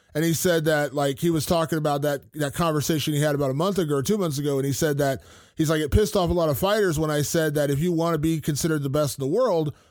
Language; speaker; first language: English; native; English